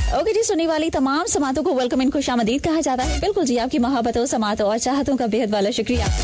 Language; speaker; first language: Urdu; non-native, local second language; Sindhi